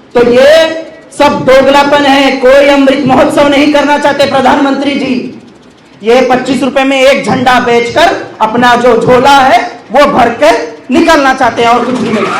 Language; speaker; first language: Hindi; non-native, local second language; Urdu